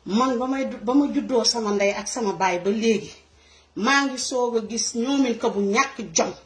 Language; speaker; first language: Wolof; non-native, local second language; Serer